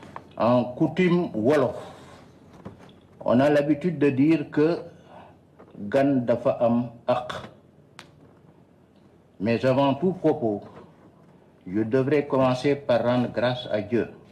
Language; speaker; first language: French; non-native, local second language; Wolof